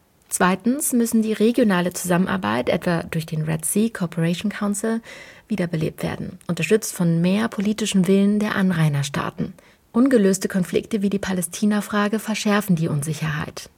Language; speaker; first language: German; native; German